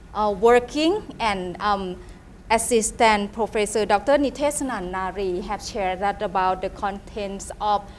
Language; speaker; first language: English; non-native, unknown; Thai